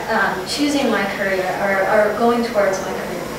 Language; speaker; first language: English; native; English